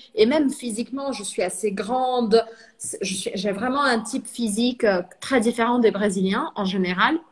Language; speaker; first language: French; early bilingual, heritage; French